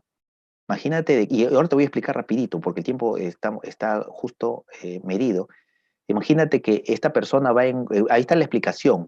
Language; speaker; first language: Spanish; native; Spanish